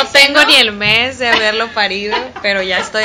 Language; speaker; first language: Spanish; native; Spanish